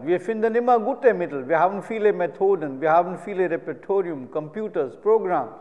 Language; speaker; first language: German; non-native, fluent; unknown